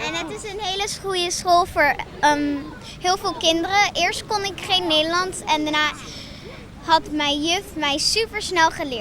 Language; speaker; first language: Dutch; non-native, local second language; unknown